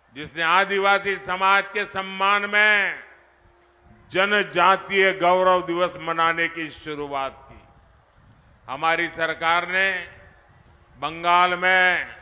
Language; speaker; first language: Hindi; non-native, local second language; Gujarati